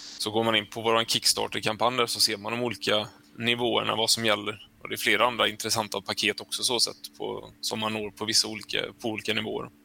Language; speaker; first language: Swedish; native; Swedish